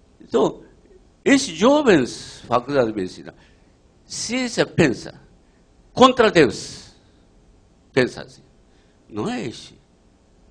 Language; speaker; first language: Portuguese; non-native, learner; Japanese